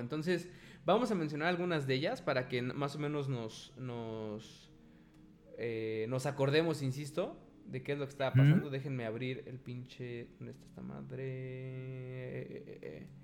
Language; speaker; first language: Spanish; native; Spanish